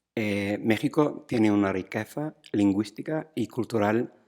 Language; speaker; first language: Spanish; non-native, fluent; English